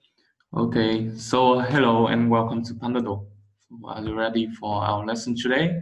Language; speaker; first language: English; non-native, learner; Vietnamese